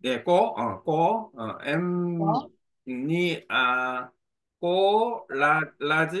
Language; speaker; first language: Vietnamese; non-native, learner; Korean